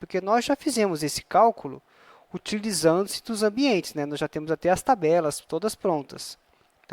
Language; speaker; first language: Portuguese; native; Portuguese